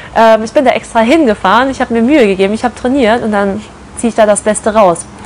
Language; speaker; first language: German; native; German